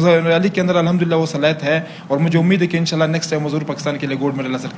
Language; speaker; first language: Urdu; native; Urdu